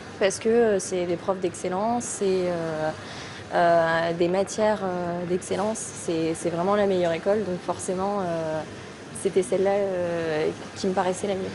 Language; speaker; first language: French; native; French